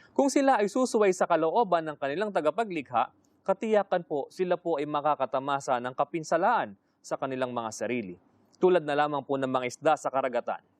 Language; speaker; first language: Filipino; native; Filipino